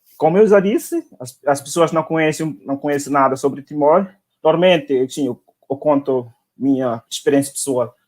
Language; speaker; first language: Portuguese; non-native, local second language; Tetum